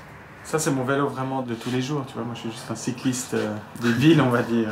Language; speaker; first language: French; native; French